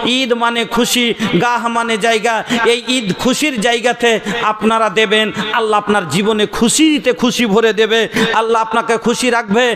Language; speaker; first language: Bangla; non-native, local second language; Bhojpuri